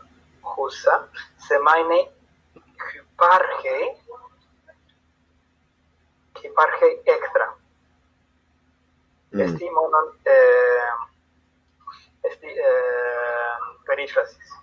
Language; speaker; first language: Greek; non-native, learner; Spanish